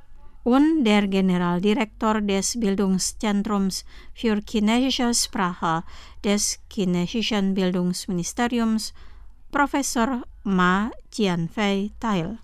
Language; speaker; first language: German; non-native, fluent; Indonesian